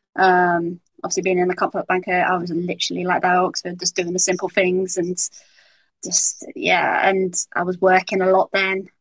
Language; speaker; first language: English; native; English